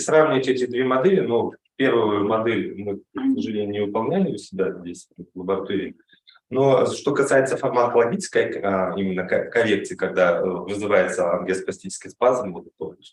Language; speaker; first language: Russian; native; Russian